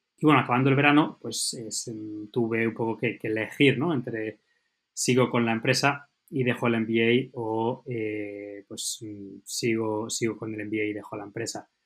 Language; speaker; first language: Spanish; native; Spanish